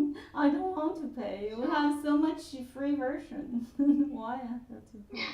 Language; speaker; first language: English; non-native, fluent; Chinese